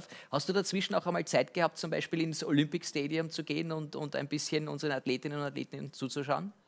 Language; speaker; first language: German; native; German